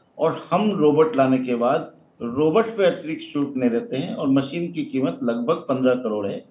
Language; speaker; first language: Hindi; native; Hindi